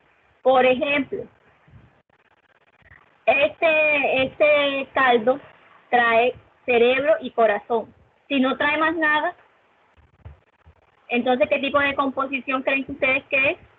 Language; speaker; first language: Spanish; native; Spanish